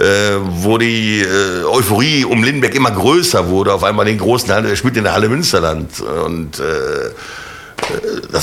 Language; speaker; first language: German; native; German